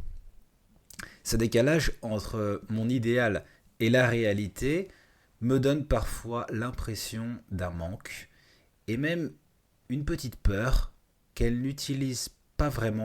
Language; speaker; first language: French; native; French